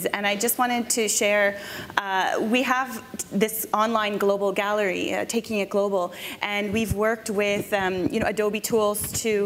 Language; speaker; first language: English; native; English